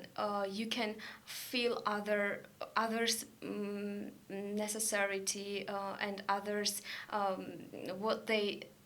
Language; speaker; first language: English; non-native, learner; Georgian